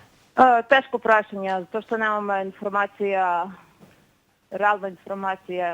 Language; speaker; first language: Macedonian; non-native, fluent; Ukrainian